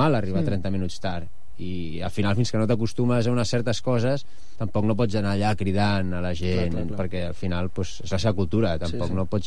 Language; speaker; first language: Catalan; native; Catalan